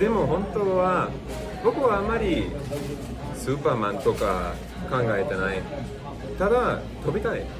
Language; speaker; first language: Japanese; non-native, learner; English